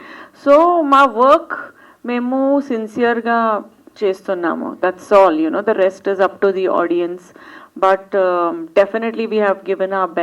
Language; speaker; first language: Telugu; non-native, learner; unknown